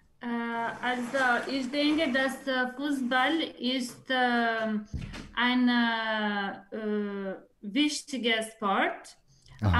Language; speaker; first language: German; non-native, learner; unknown